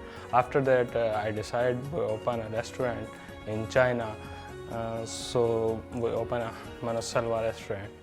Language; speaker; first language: English; non-native, learner; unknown